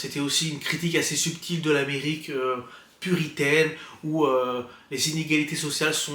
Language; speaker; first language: French; native; French